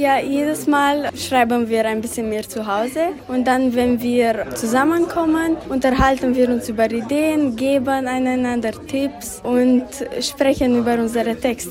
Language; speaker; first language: German; non-native, local second language; Romanian